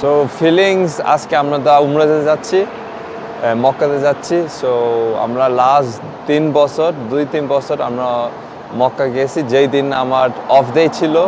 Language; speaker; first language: Bangla; early bilingual, heritage; Bangla